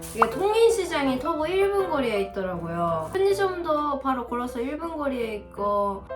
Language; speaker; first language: Korean; non-native, fluent; Japanese